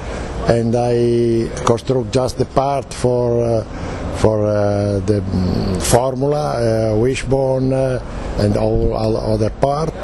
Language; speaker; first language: English; non-native, learner; Italian